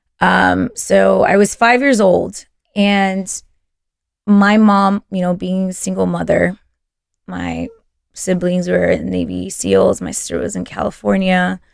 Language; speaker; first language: English; early bilingual, other home language; Spanish